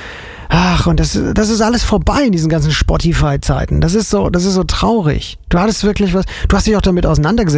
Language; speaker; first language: German; native; German